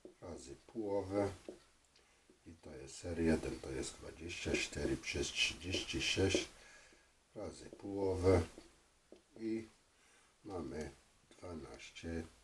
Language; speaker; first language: Polish; non-native, fluent; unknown